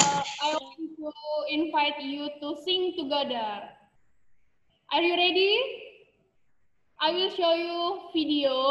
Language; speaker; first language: English; non-native, learner; Indonesian